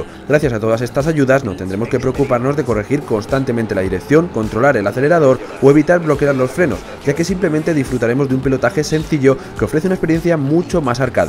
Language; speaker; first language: Spanish; native; Spanish